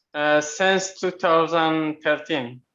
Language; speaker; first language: English; non-native, learner; Burmese